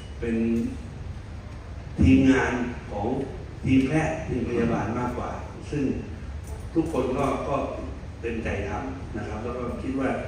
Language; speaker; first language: Thai; native; Thai